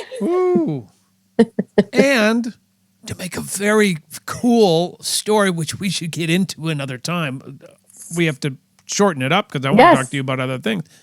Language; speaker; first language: English; native; English